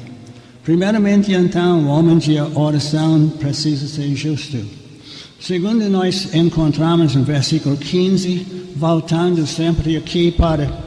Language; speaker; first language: Portuguese; non-native, fluent; English